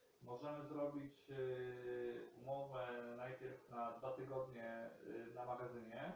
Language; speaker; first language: Polish; native; Polish